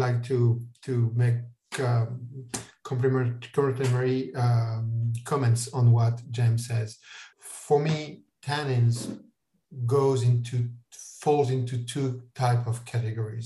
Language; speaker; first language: English; non-native, fluent; French